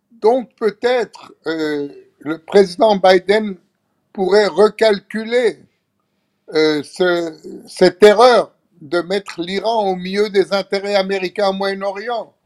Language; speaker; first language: French; non-native, fluent; Hebrew